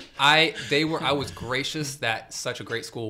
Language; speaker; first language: English; native; English